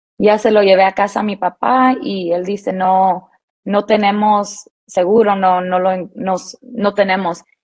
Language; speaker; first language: Spanish; early bilingual, heritage; Spanish